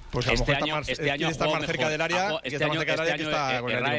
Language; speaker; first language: Spanish; native; Spanish